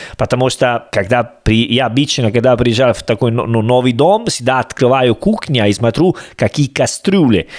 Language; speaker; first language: Russian; non-native, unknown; Italian